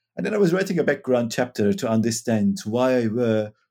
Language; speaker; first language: English; non-native, fluent; Turkish